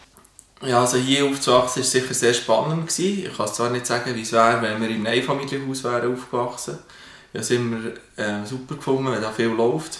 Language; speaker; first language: German; native; German